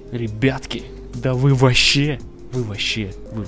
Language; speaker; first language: Russian; native; Russian